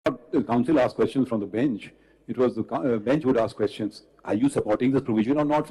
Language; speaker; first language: English; non-native, local second language; Urdu